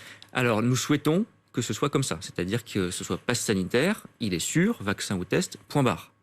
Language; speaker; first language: French; native; French